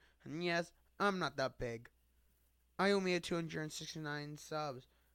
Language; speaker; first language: English; native; English